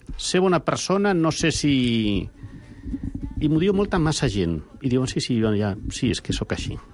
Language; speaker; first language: Catalan; non-native, local second language; Spanish